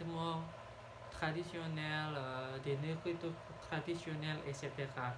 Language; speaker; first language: French; non-native, learner; Indonesian